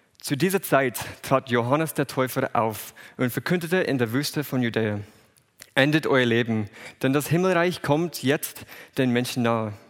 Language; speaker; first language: German; non-native, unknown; English